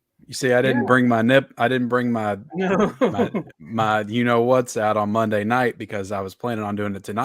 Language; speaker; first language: English; native; English